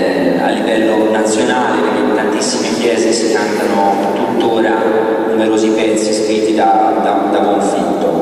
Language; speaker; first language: Italian; native; Italian